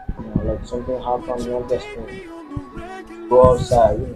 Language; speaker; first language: English; non-native, learner; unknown